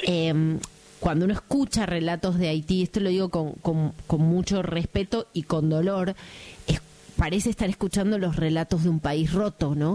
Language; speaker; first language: Spanish; native; Spanish